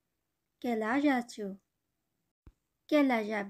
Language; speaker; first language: French; non-native, learner; Bangla